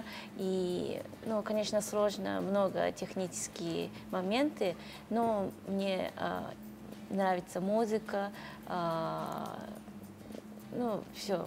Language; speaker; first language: Russian; non-native, learner; Japanese